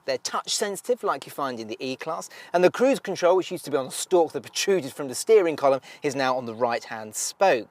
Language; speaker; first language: English; native; English